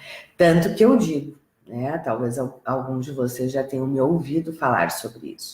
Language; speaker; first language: Portuguese; native; Portuguese